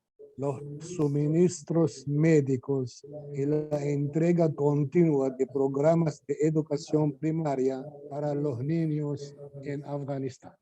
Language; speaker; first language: Spanish; non-native, fluent; Arabic